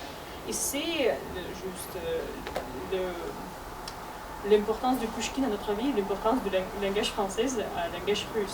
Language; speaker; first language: French; non-native, fluent; Russian